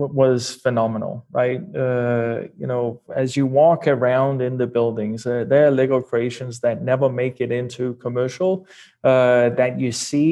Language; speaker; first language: English; non-native, fluent; Danish